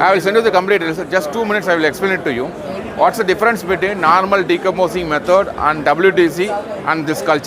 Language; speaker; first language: English; non-native, local second language; Tamil